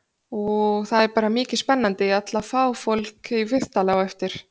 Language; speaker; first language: Icelandic; non-native, fluent; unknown